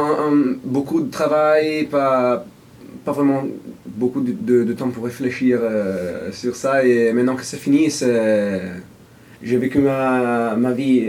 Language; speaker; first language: French; non-native, fluent; Italian